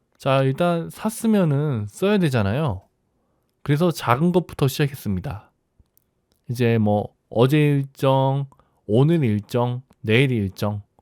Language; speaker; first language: Korean; native; Korean